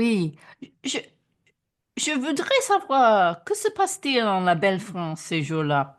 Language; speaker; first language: French; non-native, fluent; English